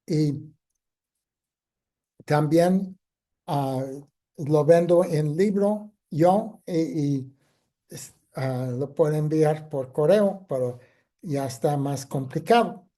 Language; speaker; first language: Spanish; non-native, fluent; English